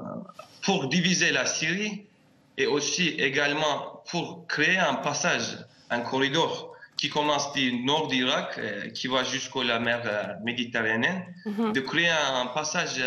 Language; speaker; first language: French; non-native, fluent; Turkish